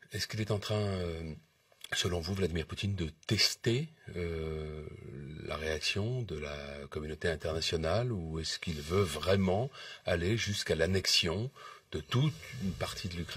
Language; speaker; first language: French; native; French